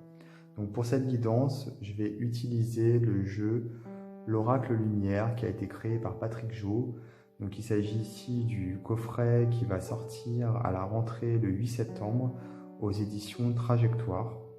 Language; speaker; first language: French; native; French